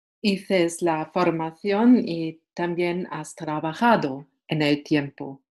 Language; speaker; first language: Spanish; non-native, fluent; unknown